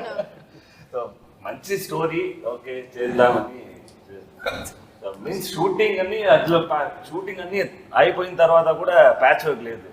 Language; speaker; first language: Telugu; non-native, learner; Tamil